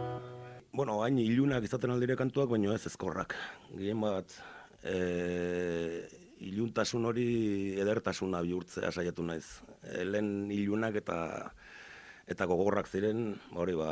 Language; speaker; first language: Basque; native; Basque